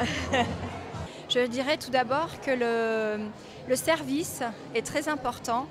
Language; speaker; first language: French; native; French